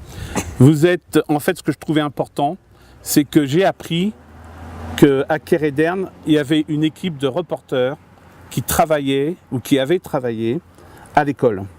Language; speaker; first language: French; native; French